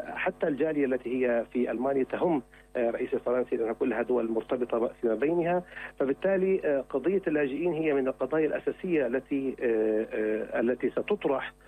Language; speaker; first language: Arabic; native; Arabic